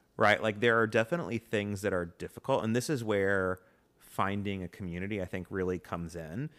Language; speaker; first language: English; native; English